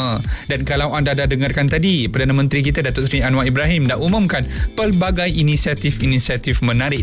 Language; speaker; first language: Malay; native; Malay